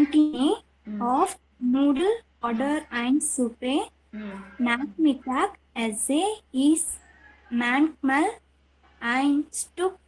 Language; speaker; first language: German; non-native, learner; Tamil